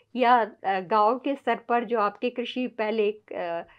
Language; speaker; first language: Hindi; native; Hindi